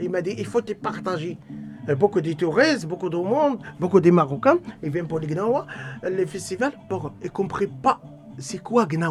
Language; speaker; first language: French; non-native, learner; Arabic